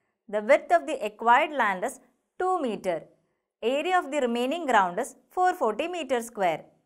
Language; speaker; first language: English; non-native, local second language; Malayalam